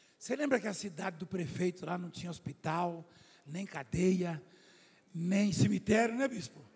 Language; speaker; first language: Portuguese; native; Portuguese